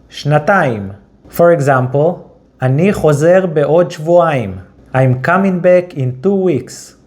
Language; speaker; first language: Hebrew; native; Hebrew